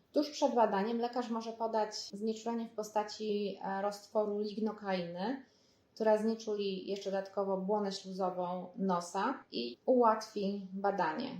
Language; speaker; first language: Polish; native; Polish